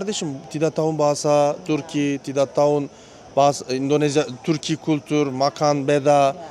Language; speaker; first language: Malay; non-native, learner; Turkish